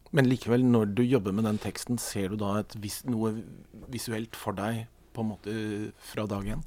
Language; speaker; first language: Norwegian; native; Norwegian